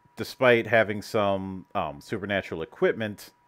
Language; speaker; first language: English; native; English